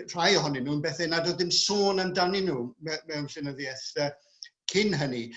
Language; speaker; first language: Welsh; non-native, fluent; English